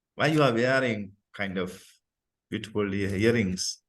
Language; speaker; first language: English; non-native, local second language; Sinhala